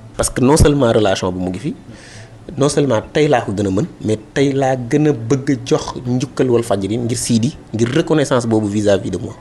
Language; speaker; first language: Wolof; native; Wolof